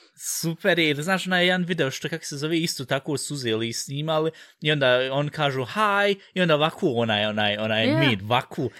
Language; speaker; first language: Bosnian; early bilingual, heritage; Bosnian